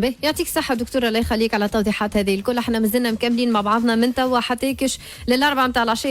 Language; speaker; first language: Arabic; native; Arabic